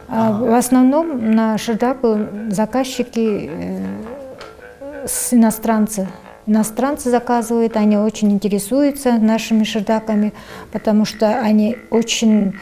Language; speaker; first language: Russian; non-native, local second language; Kyrgyz